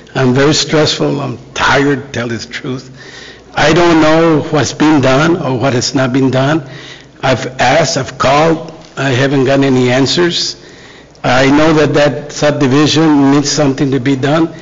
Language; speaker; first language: English; native; English